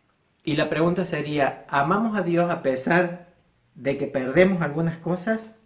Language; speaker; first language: Spanish; native; Spanish